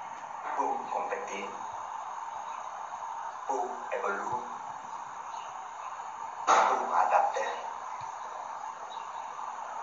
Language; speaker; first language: French; non-native, learner; Spanish